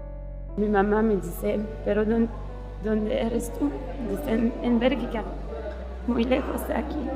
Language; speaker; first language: Spanish; non-native, learner; French